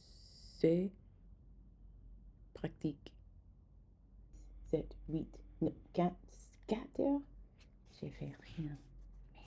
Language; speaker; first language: French; non-native, learner; English